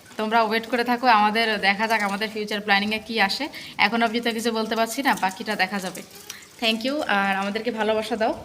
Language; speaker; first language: Bangla; native; Bangla